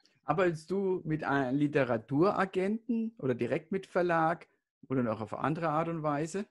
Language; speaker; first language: German; native; German